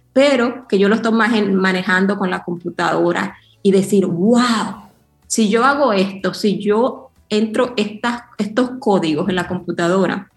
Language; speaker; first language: Spanish; early bilingual, heritage; Spanish